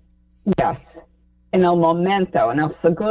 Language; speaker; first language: Spanish; non-native, fluent; English